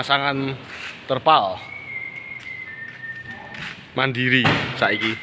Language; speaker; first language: Indonesian; non-native, local second language; Javanese